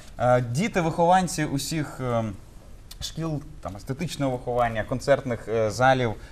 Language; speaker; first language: Ukrainian; native; Ukrainian